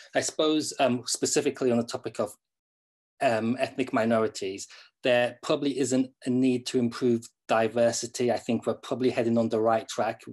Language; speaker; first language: English; native; English